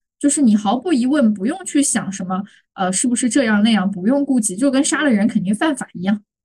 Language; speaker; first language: Chinese; native; Chinese